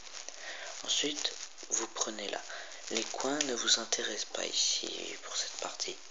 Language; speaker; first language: French; native; French